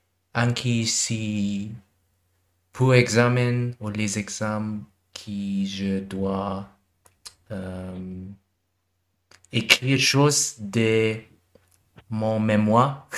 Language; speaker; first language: French; non-native, learner; German